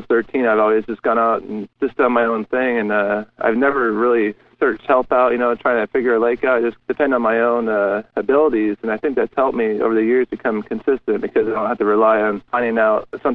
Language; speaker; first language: English; native; English